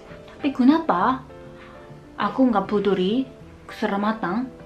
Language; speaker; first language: Indonesian; non-native, fluent; Japanese